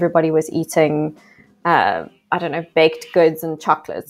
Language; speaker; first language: English; native; English